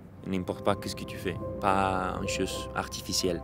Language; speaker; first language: French; non-native, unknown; Spanish